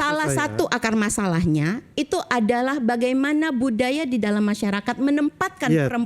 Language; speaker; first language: Indonesian; native; Indonesian